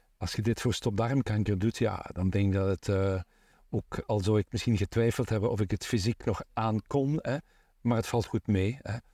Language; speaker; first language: Dutch; native; Dutch